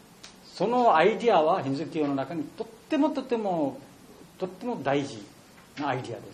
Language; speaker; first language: Japanese; non-native, learner; Bangla